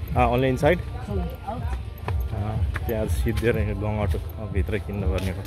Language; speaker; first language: English; non-native, learner; Nepali